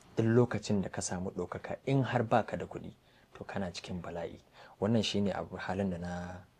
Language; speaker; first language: Hausa; non-native, local second language; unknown